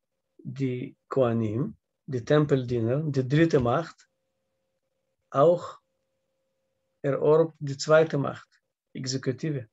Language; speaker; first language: German; non-native, learner; Russian